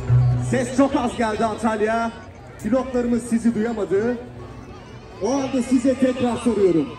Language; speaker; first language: Turkish; native; Turkish